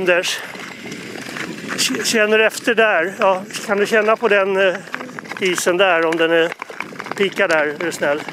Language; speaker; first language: Swedish; native; Swedish